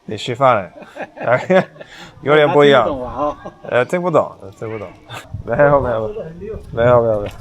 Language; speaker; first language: Chinese; non-native, learner; English